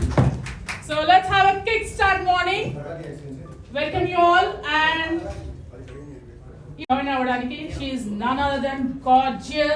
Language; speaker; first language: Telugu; native; Telugu